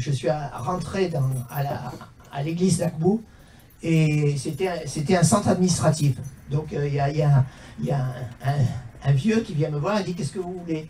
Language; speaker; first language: French; native; French